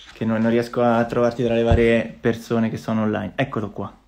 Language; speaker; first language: Italian; native; Italian